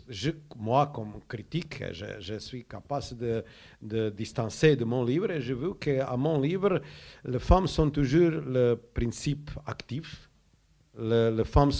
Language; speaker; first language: French; non-native, learner; Croatian